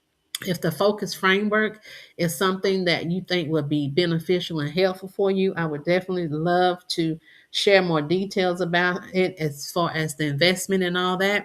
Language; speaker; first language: English; native; English